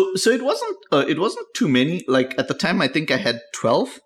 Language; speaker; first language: English; native; English